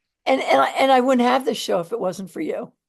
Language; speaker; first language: English; native; English